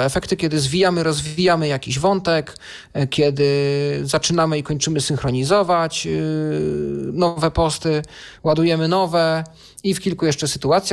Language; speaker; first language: Polish; native; Polish